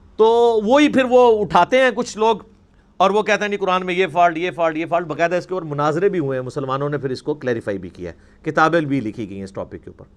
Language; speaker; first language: Urdu; non-native, local second language; Punjabi